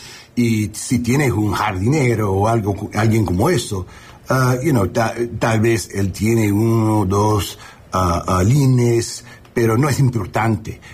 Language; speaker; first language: Spanish; early bilingual, heritage; English